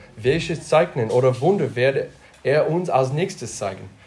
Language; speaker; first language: German; non-native, fluent; English